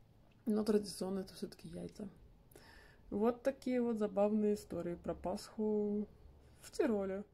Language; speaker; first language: Russian; native; Russian